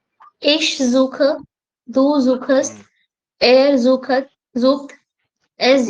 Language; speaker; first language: German; non-native, learner; Hindi